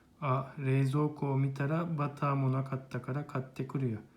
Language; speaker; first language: Japanese; non-native, fluent; Turkish